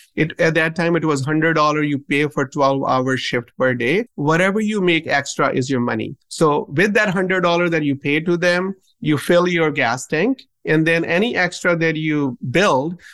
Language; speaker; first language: English; non-native, local second language; Punjabi